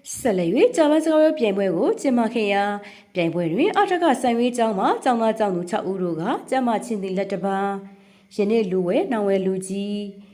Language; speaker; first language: Burmese; native; Burmese